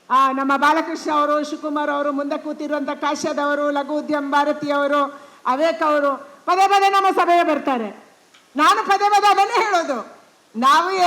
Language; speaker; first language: Kannada; non-native, local second language; Tulu